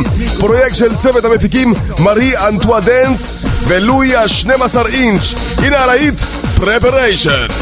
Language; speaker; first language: Hebrew; native; Hebrew